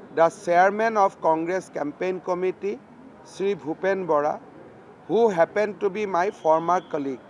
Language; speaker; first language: English; non-native, local second language; Assamese